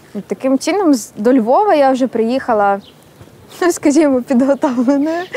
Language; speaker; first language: Ukrainian; native; Ukrainian